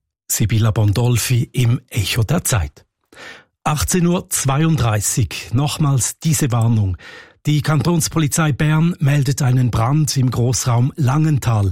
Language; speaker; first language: German; native; German